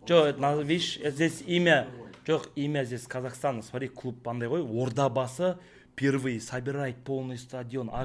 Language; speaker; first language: Russian; non-native, local second language; Kazakh